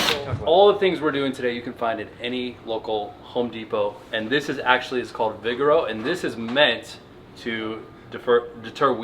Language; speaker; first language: English; native; English